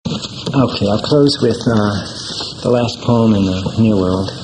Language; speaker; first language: English; native; English